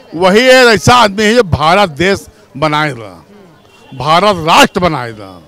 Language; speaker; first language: Hindi; native; Hindi